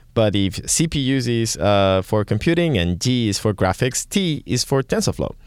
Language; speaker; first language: English; non-native, fluent; Spanish